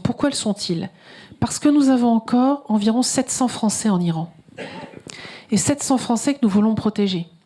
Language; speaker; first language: French; native; French